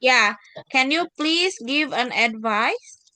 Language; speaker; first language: English; non-native, fluent; Indonesian